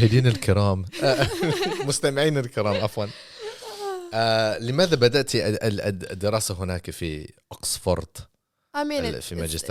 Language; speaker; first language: Arabic; non-native, fluent; English